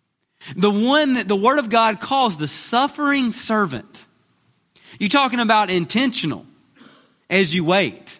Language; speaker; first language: English; native; English